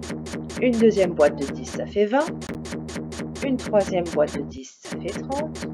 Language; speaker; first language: French; native; French